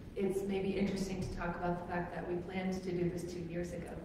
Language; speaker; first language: English; native; English